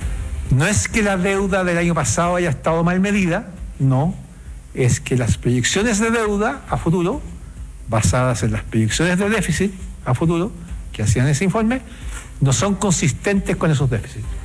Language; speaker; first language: Spanish; native; Spanish